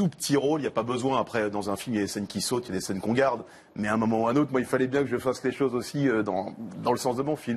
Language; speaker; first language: French; native; French